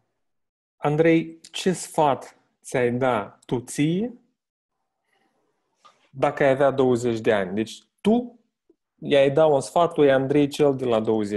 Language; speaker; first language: Romanian; native; Romanian